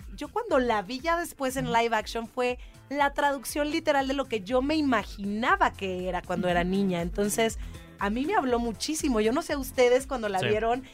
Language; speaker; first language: Spanish; native; Spanish